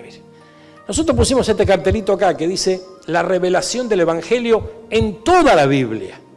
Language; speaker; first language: Spanish; native; Spanish